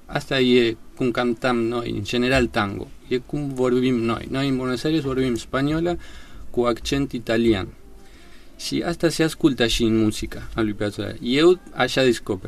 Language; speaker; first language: Romanian; non-native, learner; Spanish